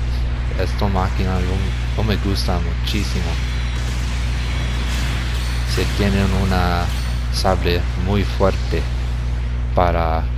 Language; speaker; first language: Spanish; non-native, learner; English